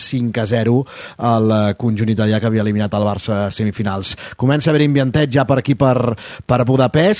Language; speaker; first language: Catalan; native; Catalan